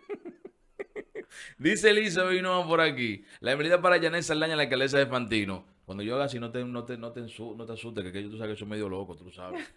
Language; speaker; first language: Spanish; native; Spanish